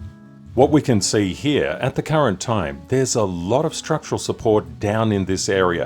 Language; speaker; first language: English; native; English